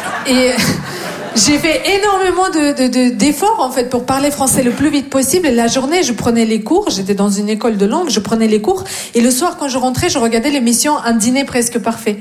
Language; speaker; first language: French; non-native, fluent; Russian